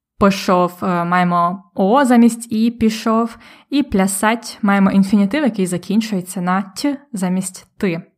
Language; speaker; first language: Ukrainian; native; Ukrainian